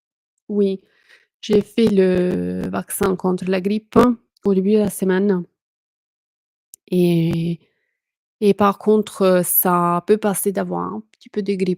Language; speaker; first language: French; non-native, fluent; Italian